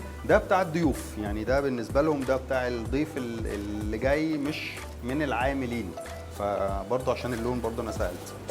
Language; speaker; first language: Arabic; native; Arabic